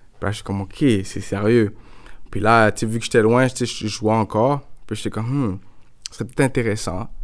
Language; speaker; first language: French; native; French